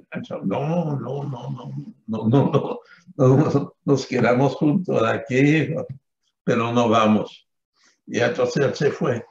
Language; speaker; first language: Spanish; non-native, fluent; French